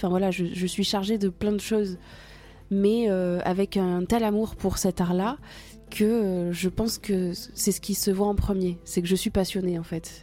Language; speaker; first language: French; native; French